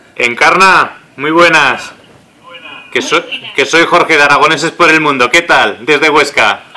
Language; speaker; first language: Spanish; native; Spanish